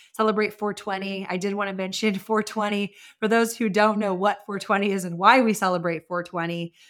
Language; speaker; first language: English; native; English